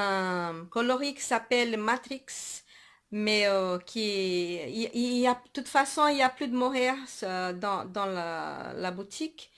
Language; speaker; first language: French; non-native, fluent; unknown